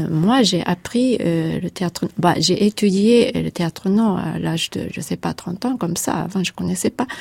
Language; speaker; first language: French; non-native, fluent; Japanese